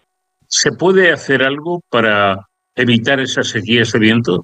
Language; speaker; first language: Spanish; native; Spanish